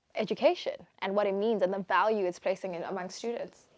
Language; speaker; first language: English; non-native, local second language; Tswana